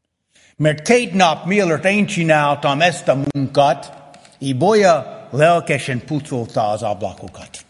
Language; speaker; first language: Hungarian; early bilingual, heritage; Hungarian